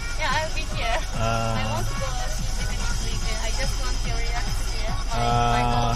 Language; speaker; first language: English; non-native, learner; Japanese